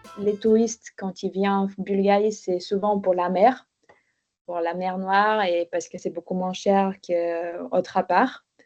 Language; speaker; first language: French; non-native, fluent; Bulgarian